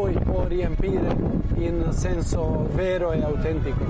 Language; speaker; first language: Italian; non-native, fluent; Croatian